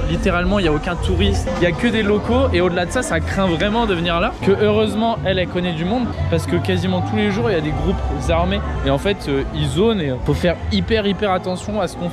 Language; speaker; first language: French; native; French